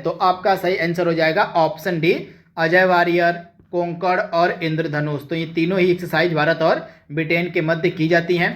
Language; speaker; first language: Hindi; native; Hindi